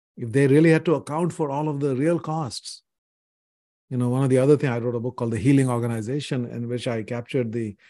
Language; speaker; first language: English; non-native, local second language; Hindi